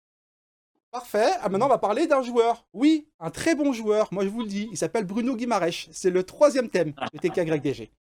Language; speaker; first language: French; native; French